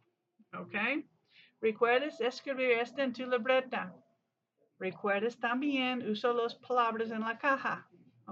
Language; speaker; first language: Spanish; non-native, learner; English